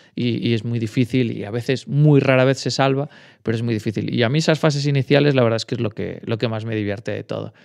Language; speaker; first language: Spanish; native; Spanish